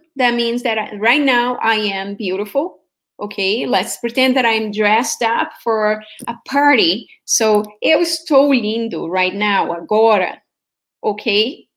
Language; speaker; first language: English; non-native, fluent; Portuguese